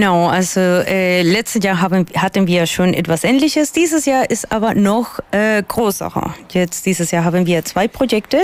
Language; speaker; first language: German; non-native, fluent; Spanish